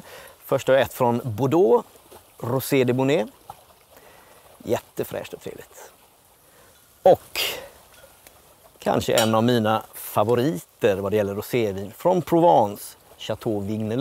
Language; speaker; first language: Swedish; native; Swedish